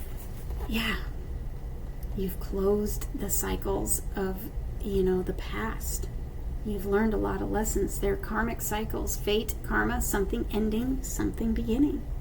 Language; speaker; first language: English; native; English